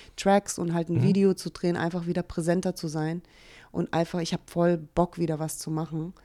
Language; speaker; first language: German; early bilingual, other home language; Hungarian